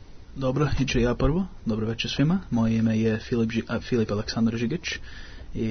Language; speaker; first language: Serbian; early bilingual, heritage; English